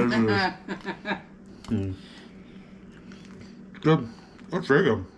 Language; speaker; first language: English; native; English